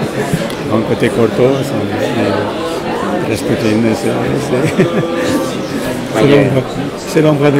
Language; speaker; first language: French; non-native, fluent; Spanish